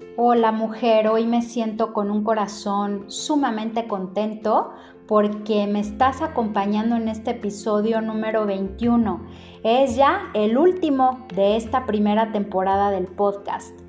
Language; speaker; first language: Spanish; native; Spanish